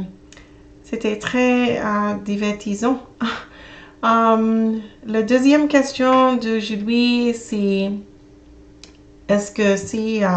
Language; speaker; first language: French; non-native, learner; English